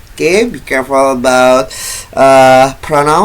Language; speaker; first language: English; non-native, fluent; Indonesian